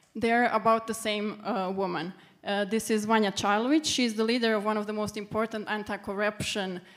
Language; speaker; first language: English; non-native, fluent; Serbian